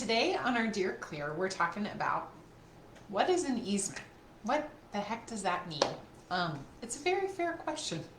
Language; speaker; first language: English; native; English